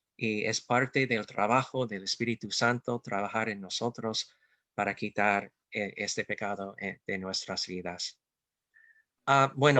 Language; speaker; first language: Spanish; non-native, fluent; English